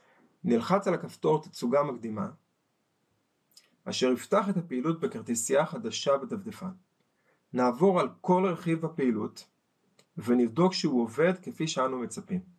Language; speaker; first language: Hebrew; native; Hebrew